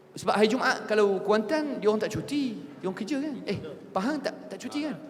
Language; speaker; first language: Malay; non-native, fluent; Arabic